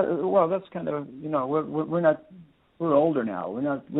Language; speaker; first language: English; non-native, fluent; Swedish